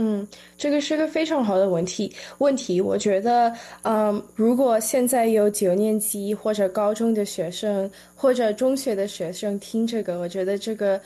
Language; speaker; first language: Chinese; early bilingual, heritage; Chinese